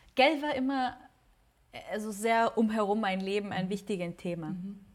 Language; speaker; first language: German; non-native, fluent; Spanish